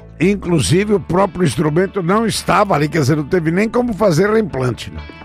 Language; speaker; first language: Portuguese; native; Portuguese